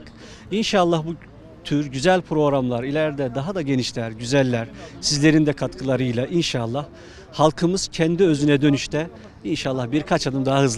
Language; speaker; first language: Turkish; native; Turkish